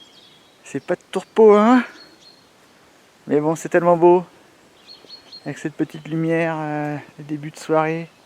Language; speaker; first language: French; native; French